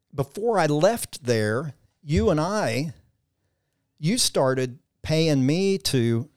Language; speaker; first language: English; native; English